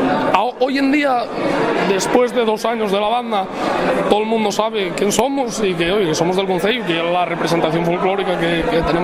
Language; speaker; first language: Spanish; native; Spanish